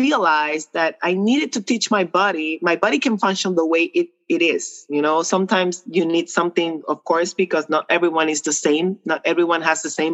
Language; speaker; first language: English; non-native, fluent; Spanish